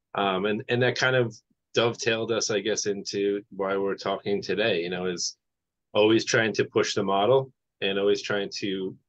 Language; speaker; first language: English; native; English